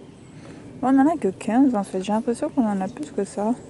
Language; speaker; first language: French; native; French